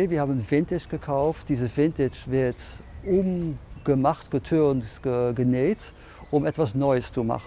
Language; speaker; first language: German; non-native, fluent; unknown